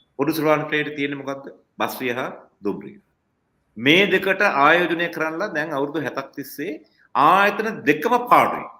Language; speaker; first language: Sinhala; non-native, local second language; Tamil